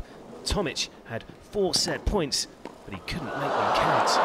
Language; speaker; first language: English; native; English